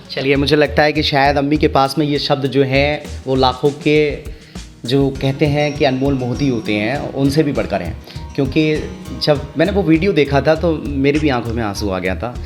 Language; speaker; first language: Hindi; native; Hindi